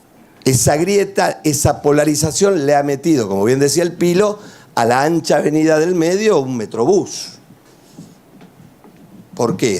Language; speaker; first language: Spanish; native; Spanish